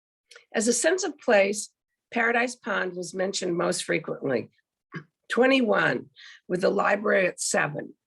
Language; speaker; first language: English; native; English